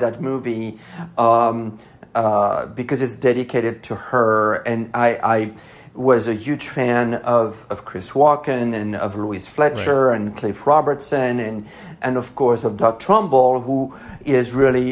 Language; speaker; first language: English; non-native, fluent; French